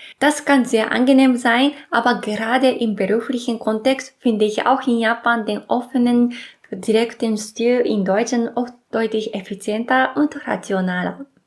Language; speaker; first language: German; non-native, fluent; Japanese